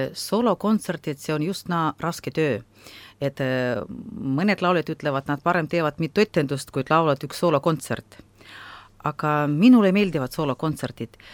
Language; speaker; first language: Estonian; non-native, local second language; Russian